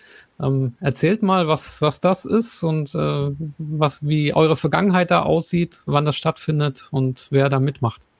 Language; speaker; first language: German; native; German